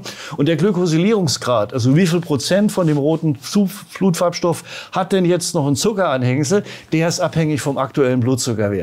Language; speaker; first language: German; native; German